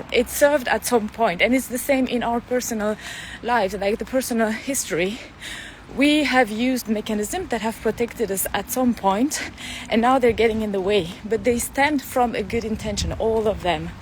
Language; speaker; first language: English; non-native, fluent; French